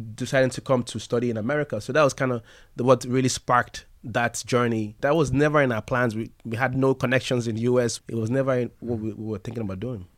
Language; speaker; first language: English; non-native, local second language; Yoruba